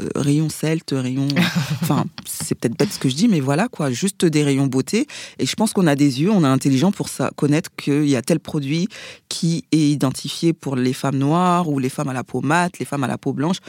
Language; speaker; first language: French; native; French